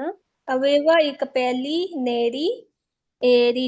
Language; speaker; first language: Italian; non-native, learner; Urdu